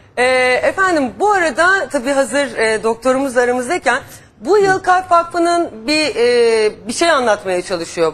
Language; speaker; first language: Turkish; native; Turkish